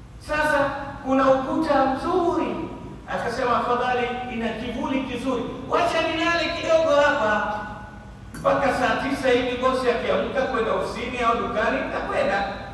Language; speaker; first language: Swahili; native; Swahili